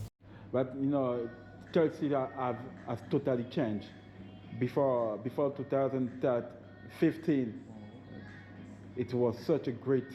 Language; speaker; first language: English; non-native, learner; French